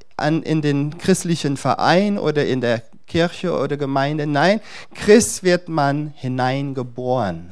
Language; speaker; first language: German; non-native, fluent; Dutch